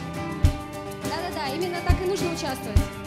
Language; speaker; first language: Russian; native; Russian